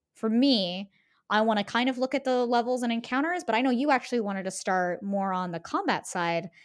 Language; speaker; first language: English; native; English